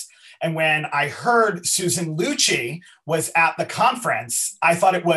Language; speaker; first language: English; native; English